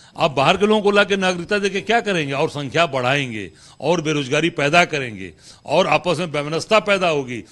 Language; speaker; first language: Hindi; native; Hindi